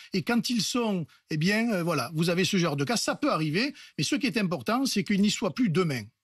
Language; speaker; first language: French; native; French